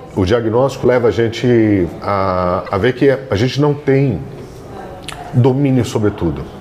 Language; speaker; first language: Portuguese; native; Portuguese